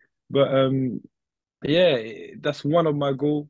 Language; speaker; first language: English; native; English